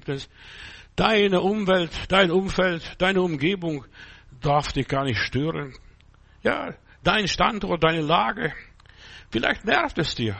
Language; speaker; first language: German; native; German